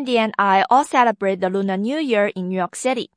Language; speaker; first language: English; non-native, fluent; Chinese